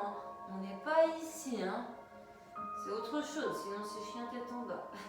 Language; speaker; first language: French; native; French